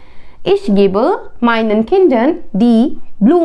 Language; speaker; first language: German; non-native, fluent; Hindi